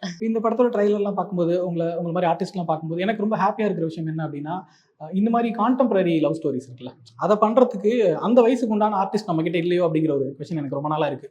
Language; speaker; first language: Tamil; native; Tamil